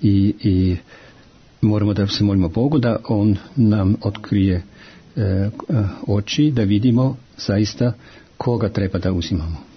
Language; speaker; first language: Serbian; non-native, fluent; German